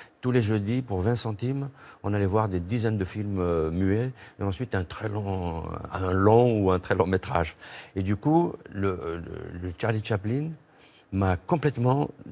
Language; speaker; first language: French; non-native, local second language; Kabyle